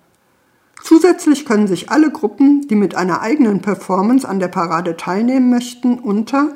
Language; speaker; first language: German; native; German